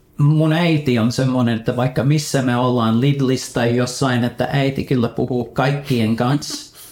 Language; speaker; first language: Finnish; early bilingual, heritage; Finnish